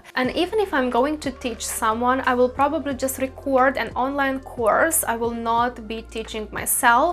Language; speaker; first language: English; non-native, fluent; Russian